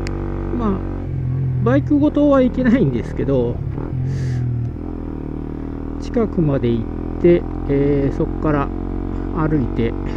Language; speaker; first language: Japanese; native; Japanese